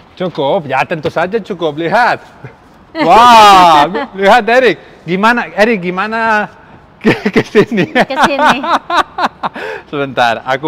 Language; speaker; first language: Indonesian; non-native, learner; Spanish